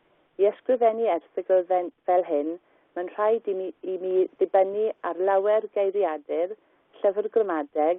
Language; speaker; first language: Welsh; non-native, learner; English